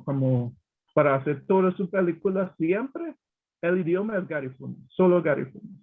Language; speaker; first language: Spanish; non-native, learner; English